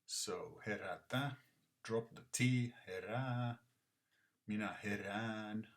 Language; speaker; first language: Finnish; non-native, fluent; English